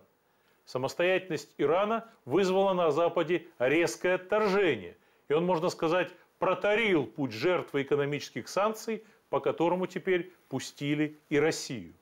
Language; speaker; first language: Russian; native; Russian